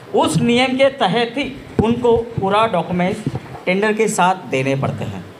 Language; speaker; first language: Hindi; non-native, local second language; Marathi